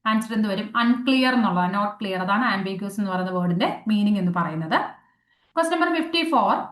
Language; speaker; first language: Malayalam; native; Malayalam